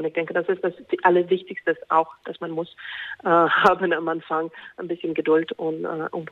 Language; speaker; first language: German; non-native, fluent; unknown